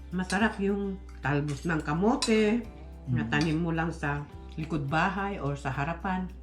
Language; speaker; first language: Filipino; non-native, local second language; Iloko